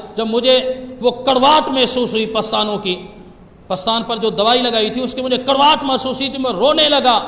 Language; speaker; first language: Urdu; non-native, local second language; Sindhi